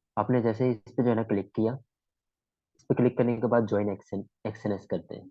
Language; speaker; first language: Urdu; non-native, local second language; Punjabi